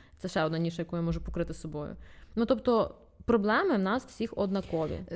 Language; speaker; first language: Ukrainian; non-native, local second language; Russian